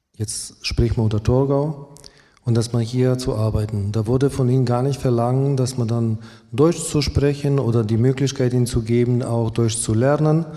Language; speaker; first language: German; early bilingual, other home language; Romany